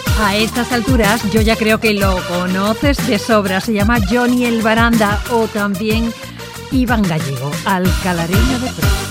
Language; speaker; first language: Spanish; native; Spanish